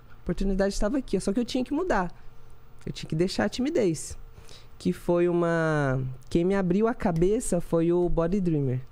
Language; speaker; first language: Portuguese; native; Portuguese